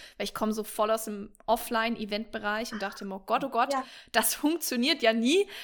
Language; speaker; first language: German; native; German